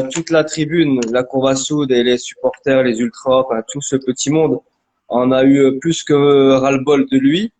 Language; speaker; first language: French; native; French